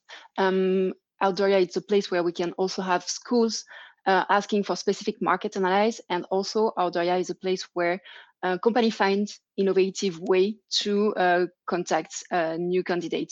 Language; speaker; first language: English; non-native, fluent; French